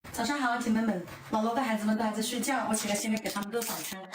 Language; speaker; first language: Chinese; native; Chinese